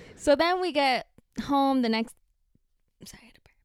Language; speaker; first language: English; early bilingual, heritage; Spanish